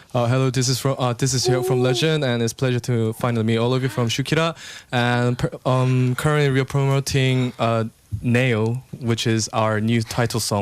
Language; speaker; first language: English; early bilingual, other home language; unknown